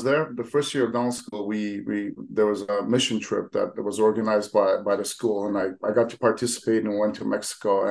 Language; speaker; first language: English; early bilingual, other home language; Armenian